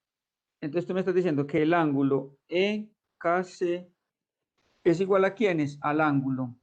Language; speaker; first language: Spanish; native; Spanish